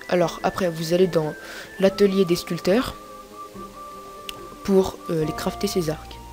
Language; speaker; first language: French; native; French